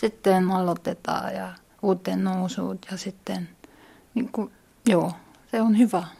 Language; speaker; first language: Finnish; non-native, learner; Korean